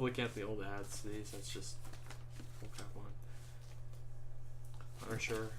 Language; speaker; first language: English; native; English